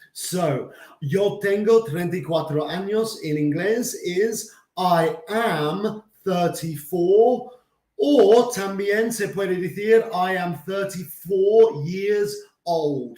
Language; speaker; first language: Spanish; non-native, fluent; English